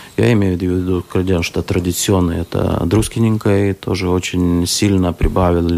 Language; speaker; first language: Russian; non-native, local second language; Lithuanian